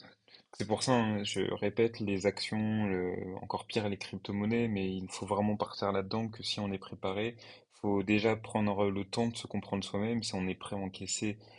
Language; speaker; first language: French; native; French